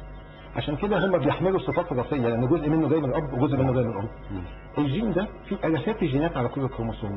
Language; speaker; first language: Arabic; native; Arabic